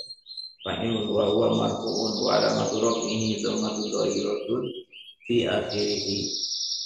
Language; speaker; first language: Arabic; non-native, learner; Indonesian